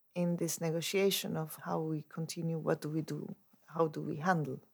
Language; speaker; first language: English; non-native, fluent; Spanish